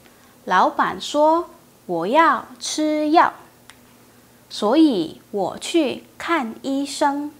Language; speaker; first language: Chinese; non-native, fluent; Indonesian